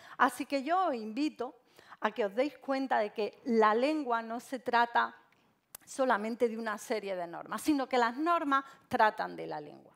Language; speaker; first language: Spanish; native; Spanish